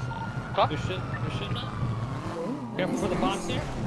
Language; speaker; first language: English; native; English